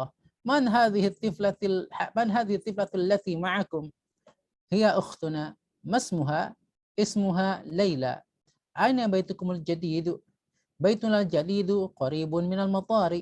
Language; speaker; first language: Arabic; non-native, fluent; Indonesian